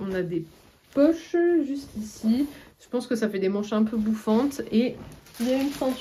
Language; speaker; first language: French; native; French